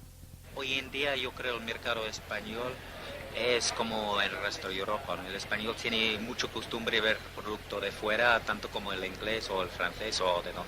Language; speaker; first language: Spanish; non-native, fluent; English